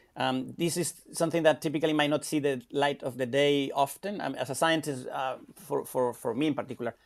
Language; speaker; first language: English; non-native, fluent; Spanish